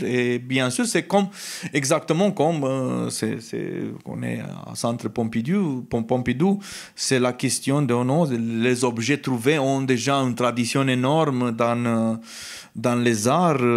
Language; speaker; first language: French; non-native, fluent; Romanian